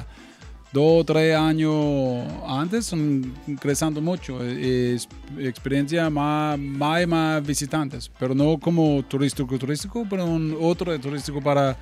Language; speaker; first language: Spanish; non-native, learner; English